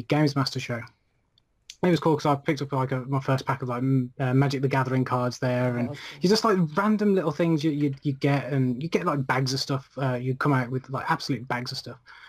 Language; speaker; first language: English; native; English